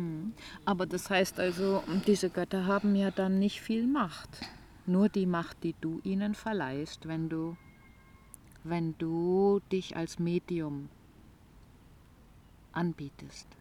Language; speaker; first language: German; native; German